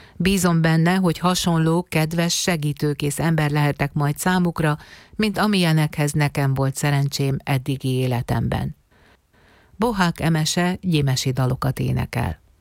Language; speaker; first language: Hungarian; native; Hungarian